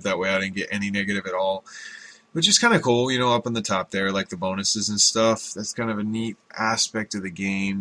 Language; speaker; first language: English; native; English